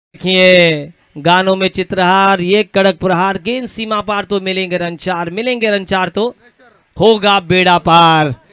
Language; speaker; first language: Hindi; non-native, local second language; Marathi